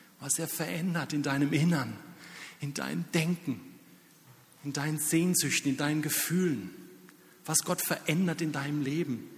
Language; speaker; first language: German; native; German